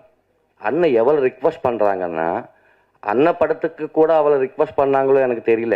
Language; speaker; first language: Tamil; non-native, learner; Telugu